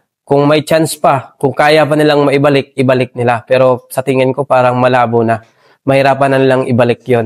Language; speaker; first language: Filipino; native; Filipino